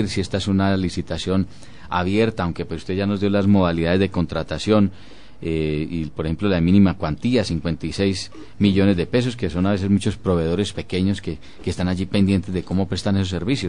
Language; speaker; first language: Spanish; native; Spanish